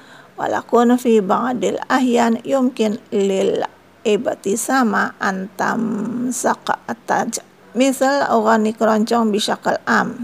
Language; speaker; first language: Arabic; non-native, fluent; Indonesian